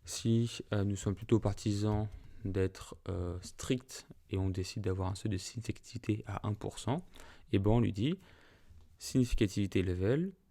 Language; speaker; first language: French; native; French